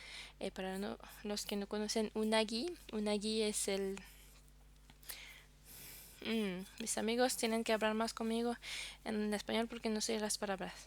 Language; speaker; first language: Spanish; non-native, fluent; French